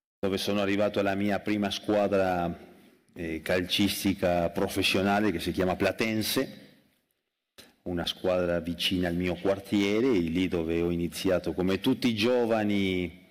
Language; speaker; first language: Italian; non-native, fluent; Spanish